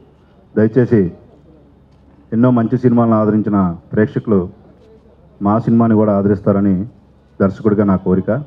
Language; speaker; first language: Telugu; native; Telugu